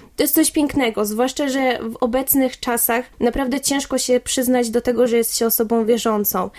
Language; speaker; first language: Polish; native; Polish